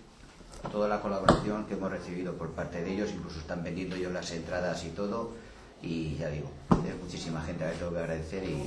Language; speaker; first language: Spanish; native; Spanish